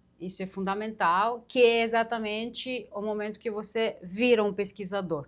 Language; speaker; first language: Portuguese; non-native, fluent; Romanian